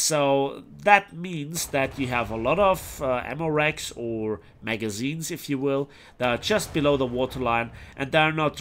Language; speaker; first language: English; non-native, fluent; German